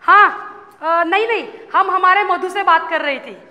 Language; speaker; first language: Hindi; non-native, local second language; Marathi